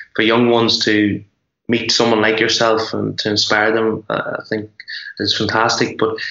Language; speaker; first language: English; native; English